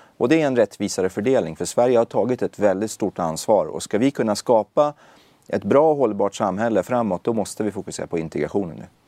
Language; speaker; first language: Swedish; early bilingual, other home language; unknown